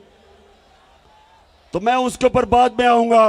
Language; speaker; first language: Urdu; native; Urdu